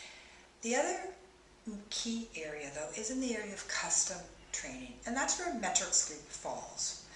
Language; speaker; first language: English; native; English